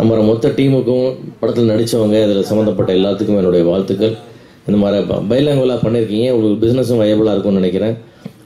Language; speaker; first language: Tamil; native; Tamil